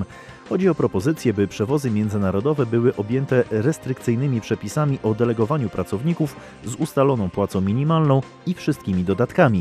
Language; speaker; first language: Polish; native; Polish